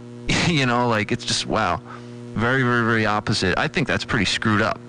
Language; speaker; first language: English; native; English